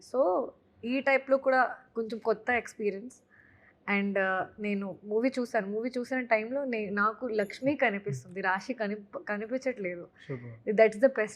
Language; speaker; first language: Telugu; non-native, fluent; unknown